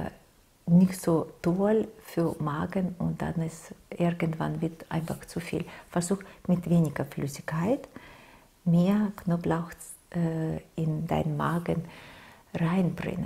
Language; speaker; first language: German; non-native, fluent; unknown